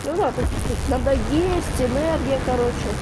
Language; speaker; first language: Russian; native; Russian